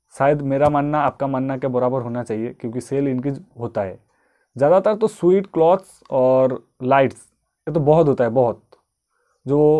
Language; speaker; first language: Hindi; non-native, local second language; Bangla